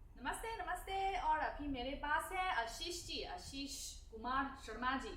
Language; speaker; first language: Hindi; non-native, fluent; Chinese